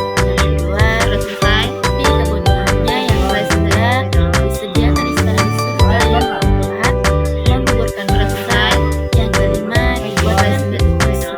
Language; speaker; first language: Indonesian; native; Indonesian